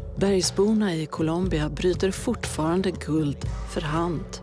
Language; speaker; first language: Swedish; native; Swedish